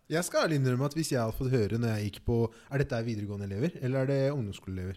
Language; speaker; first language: Norwegian; early bilingual, other home language; Igbo